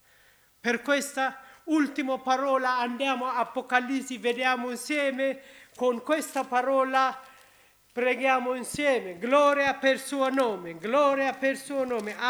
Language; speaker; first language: Italian; non-native, learner; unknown